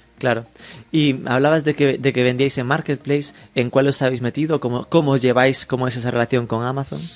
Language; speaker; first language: Spanish; native; Spanish